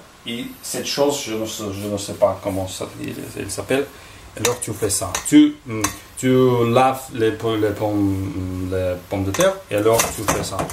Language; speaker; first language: French; non-native, learner; Russian